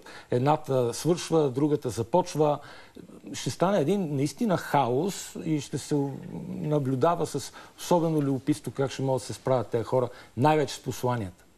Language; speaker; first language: Bulgarian; native; Bulgarian